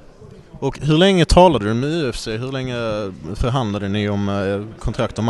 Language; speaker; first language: Swedish; native; Swedish